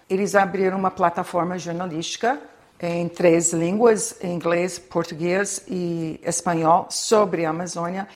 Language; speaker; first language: Portuguese; non-native, fluent; English